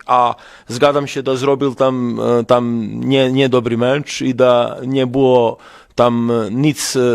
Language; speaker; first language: Polish; non-native, learner; Serbian